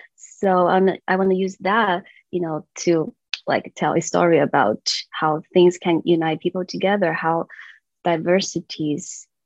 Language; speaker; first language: English; non-native, fluent; Chinese